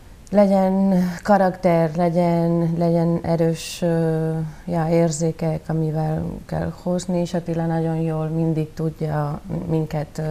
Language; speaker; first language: Hungarian; non-native, learner; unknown